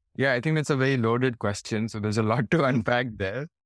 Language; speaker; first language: English; non-native, local second language; Hindi